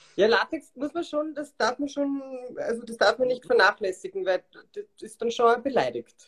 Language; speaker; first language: German; native; German